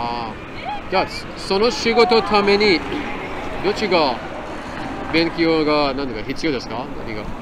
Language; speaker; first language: Japanese; non-native, learner; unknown